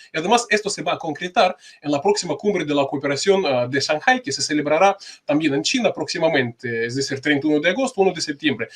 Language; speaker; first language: Spanish; non-native, fluent; Russian